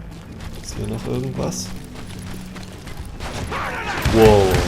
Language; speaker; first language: German; native; German